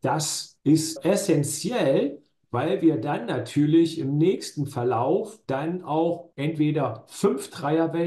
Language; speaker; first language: German; native; German